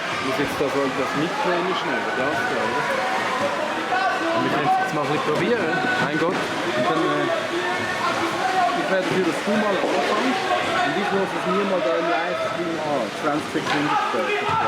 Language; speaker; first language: German; native; German